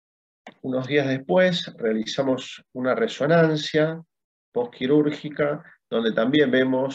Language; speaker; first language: Spanish; native; Spanish